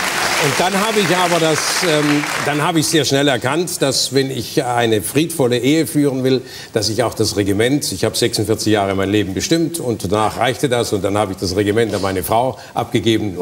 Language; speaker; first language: German; native; German